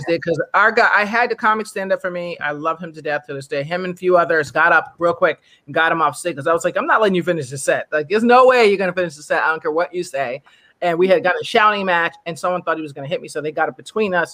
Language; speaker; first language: English; native; English